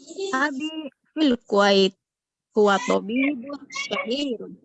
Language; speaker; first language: Arabic; non-native, learner; Indonesian